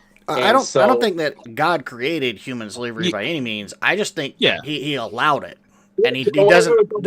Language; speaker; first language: English; native; English